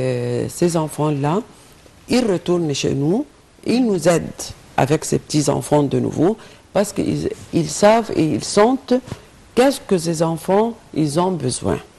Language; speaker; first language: French; non-native, fluent; Arabic